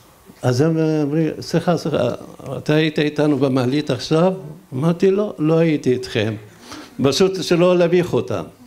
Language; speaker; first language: Hebrew; non-native, local second language; Arabic